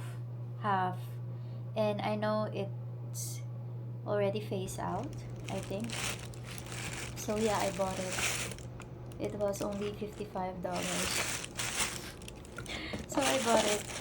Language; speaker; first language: English; non-native, local second language; Filipino